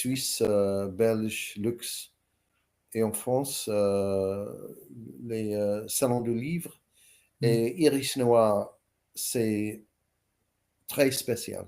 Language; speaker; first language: French; non-native, learner; English